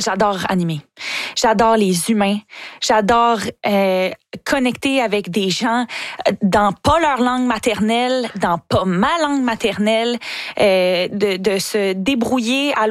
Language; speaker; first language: French; native; French